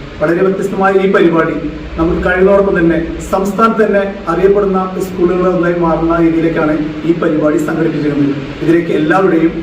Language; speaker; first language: Malayalam; native; Malayalam